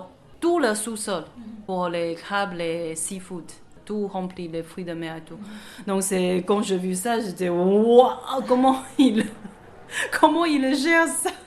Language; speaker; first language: French; non-native, fluent; Chinese